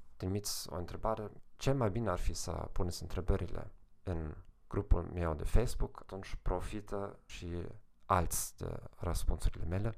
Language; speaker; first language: Romanian; non-native, fluent; German